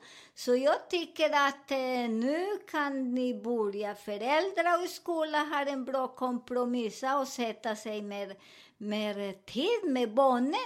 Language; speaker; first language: Swedish; non-native, fluent; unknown